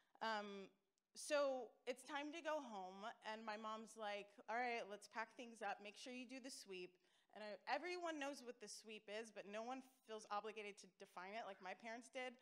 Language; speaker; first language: English; native; English